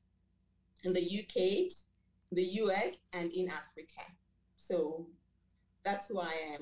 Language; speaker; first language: English; non-native, local second language; Yoruba